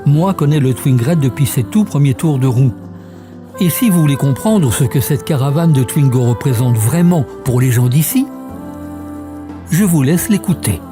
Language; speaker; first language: French; native; French